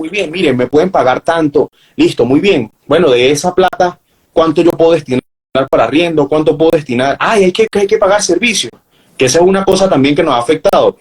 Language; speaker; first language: Spanish; native; Spanish